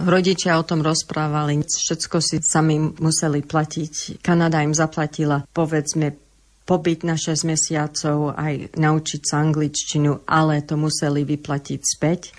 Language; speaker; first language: Slovak; early bilingual, heritage; English